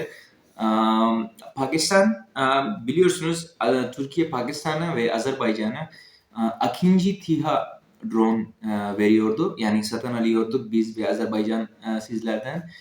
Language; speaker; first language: Turkish; non-native, fluent; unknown